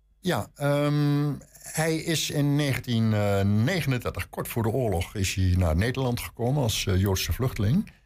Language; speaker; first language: Dutch; native; Dutch